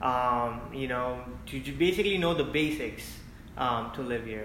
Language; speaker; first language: English; non-native, local second language; Hindi